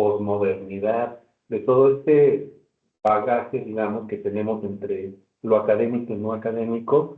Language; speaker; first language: Spanish; native; Spanish